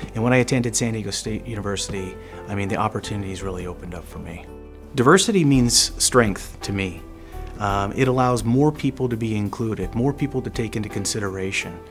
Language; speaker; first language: English; native; English